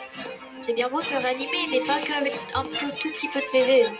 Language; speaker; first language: French; native; French